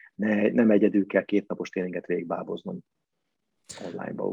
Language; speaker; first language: Hungarian; native; Hungarian